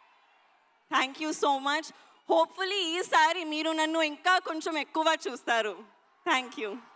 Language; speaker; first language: Telugu; non-native, learner; Hindi